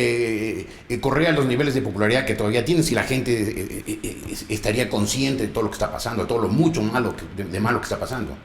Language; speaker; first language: Spanish; native; Spanish